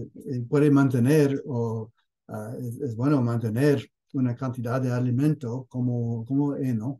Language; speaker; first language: Spanish; non-native, fluent; English